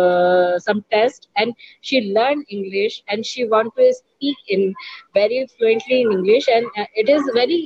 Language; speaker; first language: English; non-native, learner; Urdu